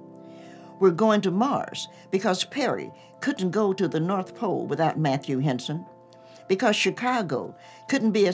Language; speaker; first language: English; native; English